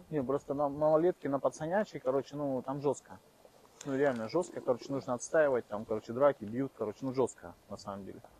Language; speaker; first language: Russian; native; Russian